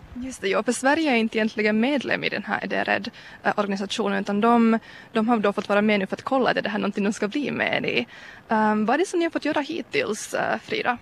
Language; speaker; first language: Swedish; native; Swedish